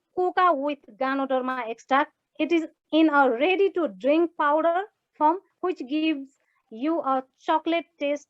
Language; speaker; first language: English; non-native, local second language; Nepali